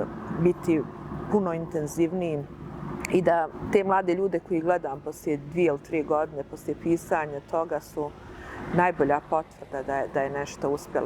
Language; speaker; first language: Bosnian; native; Bosnian